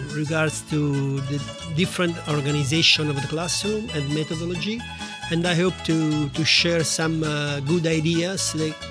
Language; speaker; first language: English; non-native, learner; Italian